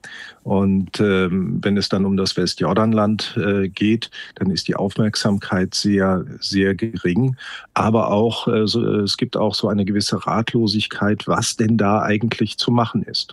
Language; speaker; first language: German; native; German